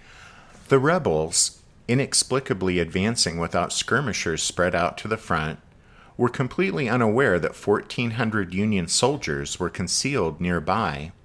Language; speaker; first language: English; native; English